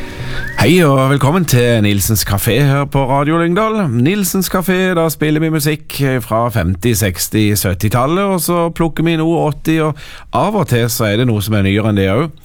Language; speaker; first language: Norwegian; native; Norwegian